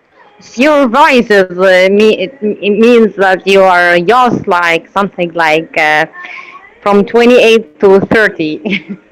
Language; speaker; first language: English; non-native, learner; Arabic